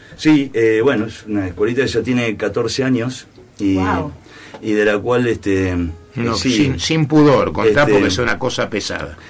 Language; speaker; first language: Spanish; native; Spanish